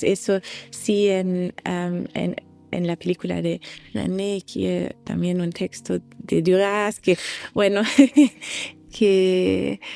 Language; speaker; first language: Spanish; non-native, fluent; German